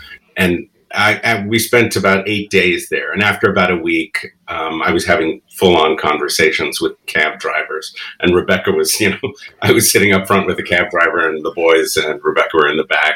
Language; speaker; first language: English; early bilingual, other home language; Spanish